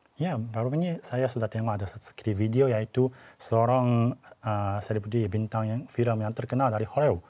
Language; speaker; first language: Malay; non-native, fluent; Chinese